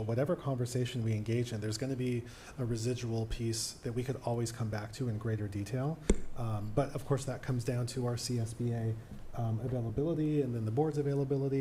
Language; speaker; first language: English; native; English